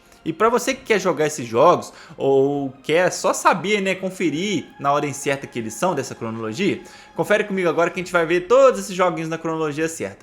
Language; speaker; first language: Portuguese; native; Portuguese